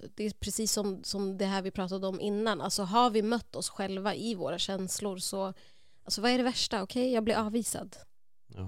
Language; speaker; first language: Swedish; native; Swedish